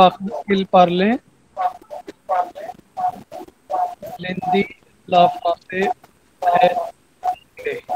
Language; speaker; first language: French; non-native, learner; Hindi